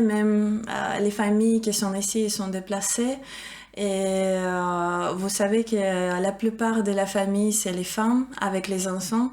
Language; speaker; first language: French; non-native, fluent; Ukrainian